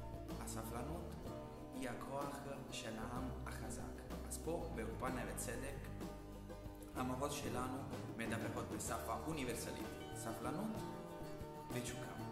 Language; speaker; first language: Hebrew; non-native, learner; Italian